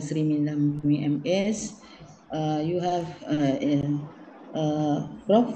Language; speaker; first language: English; non-native, learner; Indonesian